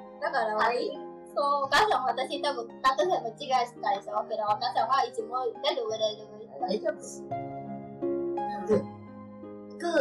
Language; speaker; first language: Japanese; non-native, learner; Vietnamese